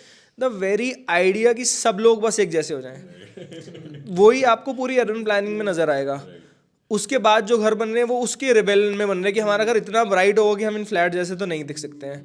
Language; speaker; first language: Hindi; native; Hindi